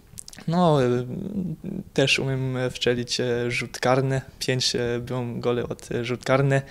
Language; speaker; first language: Polish; early bilingual, heritage; Polish